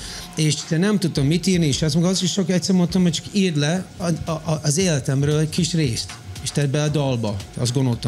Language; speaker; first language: Hungarian; early bilingual, heritage; Hungarian